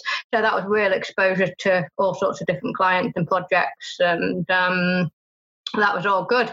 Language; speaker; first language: English; native; English